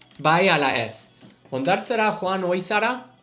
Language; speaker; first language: Basque; non-native, learner; English